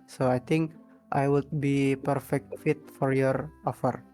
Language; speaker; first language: English; non-native, learner; Indonesian